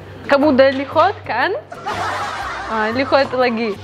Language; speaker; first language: Indonesian; non-native, learner; Russian